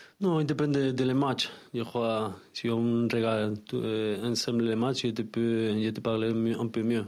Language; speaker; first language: French; non-native, learner; Spanish